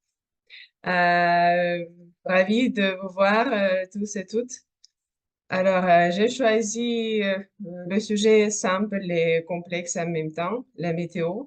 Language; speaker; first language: French; non-native, fluent; Russian